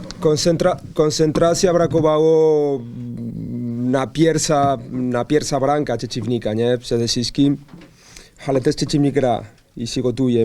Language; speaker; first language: Polish; non-native, learner; Spanish